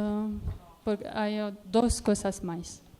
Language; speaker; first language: Spanish; non-native, learner; Arabic